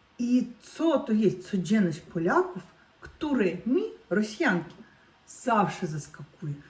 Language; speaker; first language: Polish; non-native, learner; Russian